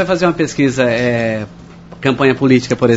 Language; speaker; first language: Portuguese; native; Portuguese